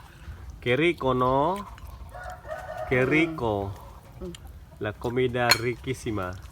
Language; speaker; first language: Spanish; non-native, learner; Khmer